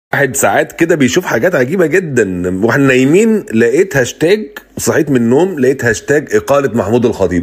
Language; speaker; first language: Arabic; native; Arabic